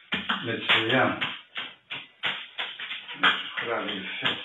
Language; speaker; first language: Hebrew; non-native, fluent; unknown